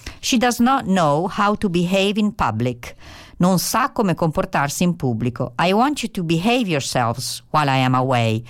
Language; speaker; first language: English; non-native, fluent; Italian